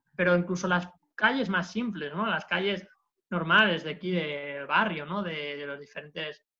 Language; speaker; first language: Spanish; native; Spanish